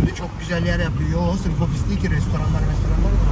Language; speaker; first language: Turkish; native; Turkish